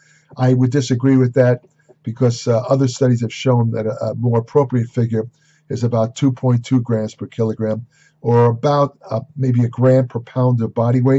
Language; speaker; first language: English; native; English